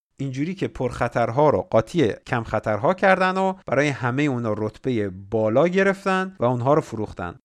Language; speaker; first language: Persian; native; Persian